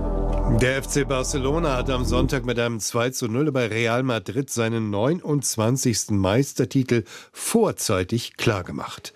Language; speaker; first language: German; native; German